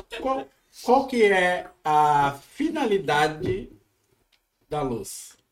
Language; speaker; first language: Portuguese; native; Portuguese